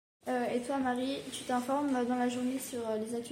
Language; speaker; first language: French; non-native, learner; German